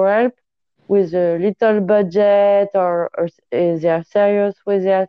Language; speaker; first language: English; non-native, fluent; French